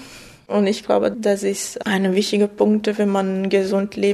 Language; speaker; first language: German; non-native, fluent; Portuguese